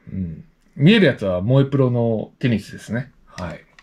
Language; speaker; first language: Japanese; native; Japanese